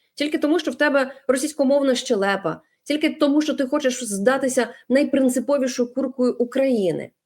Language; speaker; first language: Ukrainian; non-native, local second language; Russian